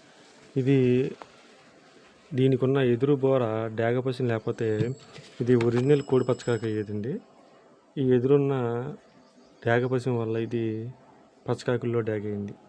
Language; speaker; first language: Telugu; native; Telugu